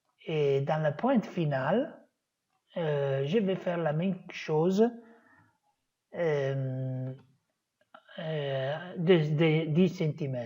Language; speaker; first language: French; non-native, fluent; Italian